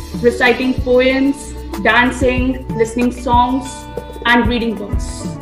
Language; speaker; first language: English; non-native, local second language; Hindi